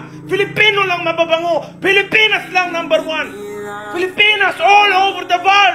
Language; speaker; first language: Filipino; early bilingual, other home language; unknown